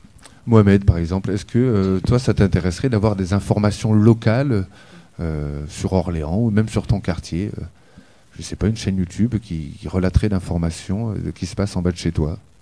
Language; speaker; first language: French; native; French